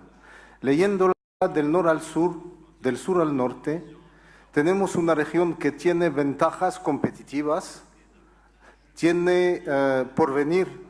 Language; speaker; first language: Spanish; non-native, fluent; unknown